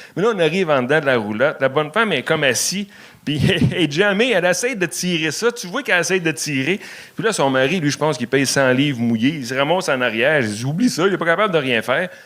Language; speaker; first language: French; native; French